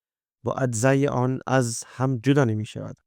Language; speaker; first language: Persian; non-native, fluent; Urdu